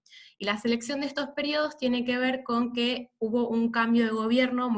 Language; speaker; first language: Spanish; native; Spanish